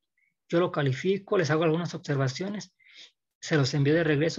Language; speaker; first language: Spanish; native; Spanish